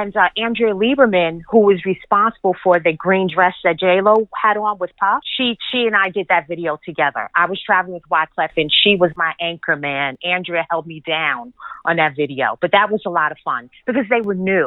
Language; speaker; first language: English; native; English